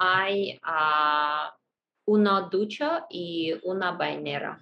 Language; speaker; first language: Spanish; non-native, learner; Russian